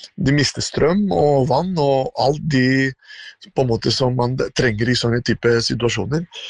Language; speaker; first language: Norwegian; non-native, fluent; Spanish